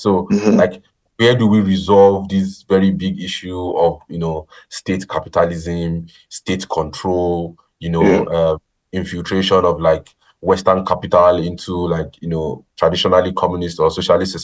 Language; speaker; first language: English; non-native, local second language; Yoruba